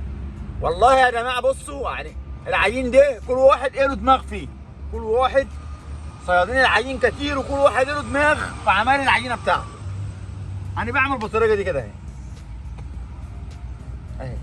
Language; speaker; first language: Arabic; native; Arabic